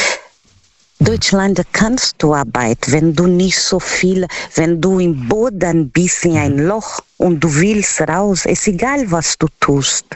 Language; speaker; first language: German; non-native, learner; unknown